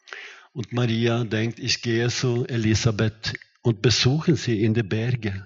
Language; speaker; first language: German; non-native, fluent; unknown